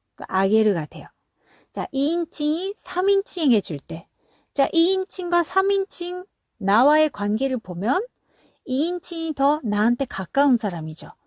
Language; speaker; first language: Korean; non-native, fluent; Japanese